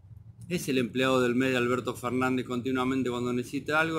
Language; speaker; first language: Spanish; native; Spanish